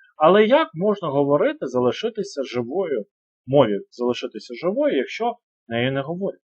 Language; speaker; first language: Ukrainian; native; Ukrainian